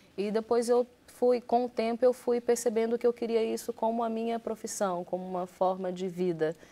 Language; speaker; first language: Portuguese; native; Portuguese